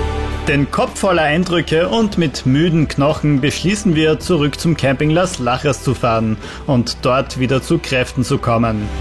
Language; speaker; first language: German; native; German